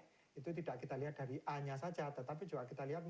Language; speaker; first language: Indonesian; native; Indonesian